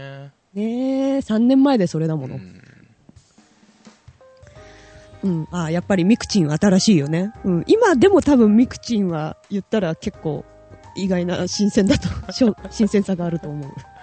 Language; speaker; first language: Japanese; native; Japanese